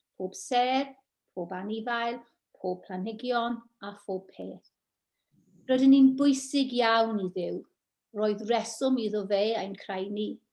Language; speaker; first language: Welsh; non-native, local second language; English